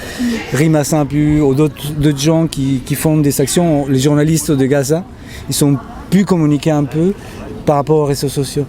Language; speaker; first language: French; non-native, fluent; Spanish